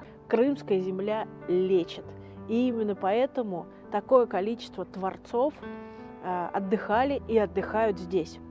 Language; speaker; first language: Russian; native; Russian